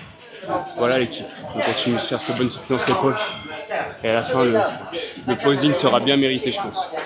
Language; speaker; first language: French; native; French